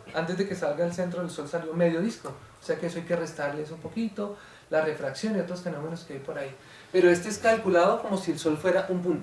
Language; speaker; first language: Spanish; native; Spanish